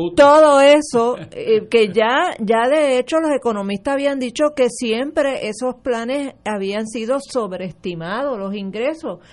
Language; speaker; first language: Spanish; early bilingual, other home language; English